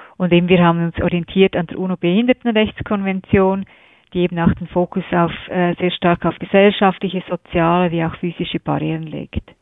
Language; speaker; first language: German; native; German